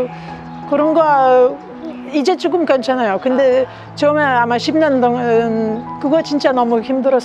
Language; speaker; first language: Korean; non-native, learner; Lithuanian